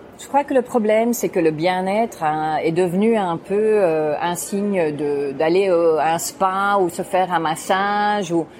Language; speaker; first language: French; non-native, fluent; English